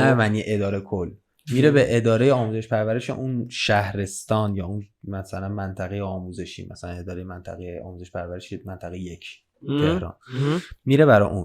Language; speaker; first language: Persian; native; Persian